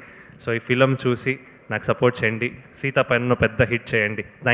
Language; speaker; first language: Telugu; non-native, learner; Kannada